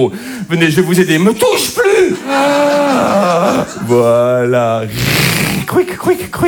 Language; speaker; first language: French; native; French